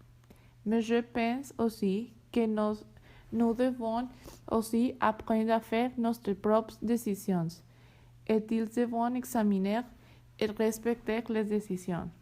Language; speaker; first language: French; non-native, learner; Spanish